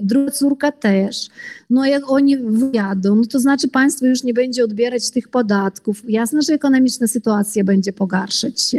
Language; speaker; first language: Polish; early bilingual, heritage; Polish